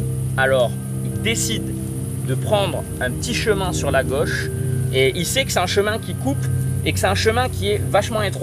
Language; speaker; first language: French; native; French